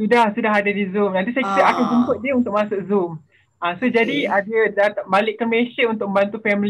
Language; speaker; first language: Malay; native; Malay